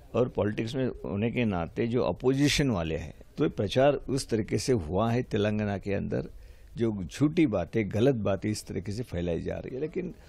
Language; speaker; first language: Hindi; non-native, local second language; Marathi